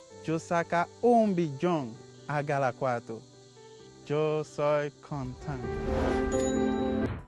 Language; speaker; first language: Spanish; non-native, learner; Haitian Creole